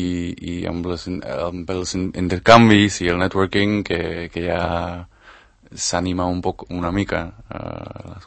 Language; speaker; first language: Catalan; non-native, fluent; Spanish